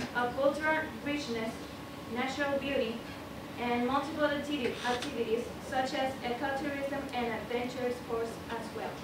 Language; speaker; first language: English; non-native, fluent; Spanish